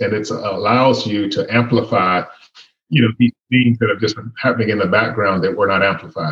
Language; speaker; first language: English; native; English